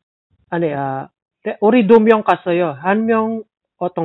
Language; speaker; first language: Korean; non-native, learner; Filipino